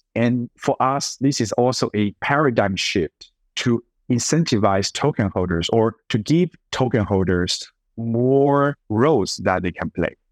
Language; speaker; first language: English; non-native, fluent; Chinese